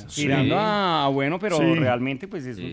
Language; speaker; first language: Spanish; native; Spanish